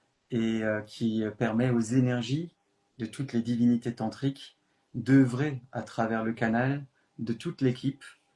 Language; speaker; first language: French; native; French